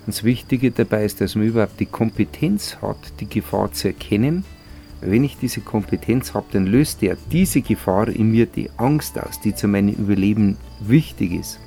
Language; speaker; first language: German; native; German